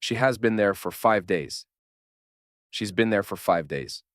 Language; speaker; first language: English; non-native, fluent; Ukrainian